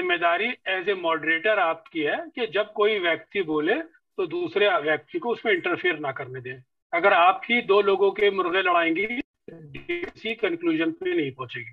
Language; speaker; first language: Hindi; native; Hindi